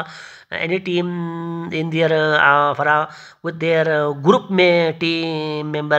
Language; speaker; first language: English; non-native, learner; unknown